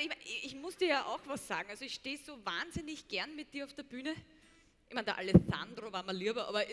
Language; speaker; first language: German; native; German